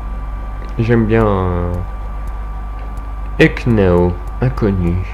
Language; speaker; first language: French; native; French